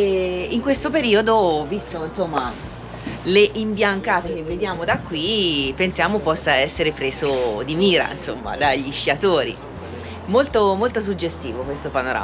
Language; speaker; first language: Italian; native; Italian